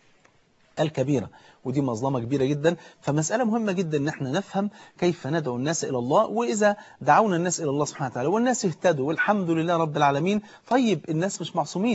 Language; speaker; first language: Arabic; native; Arabic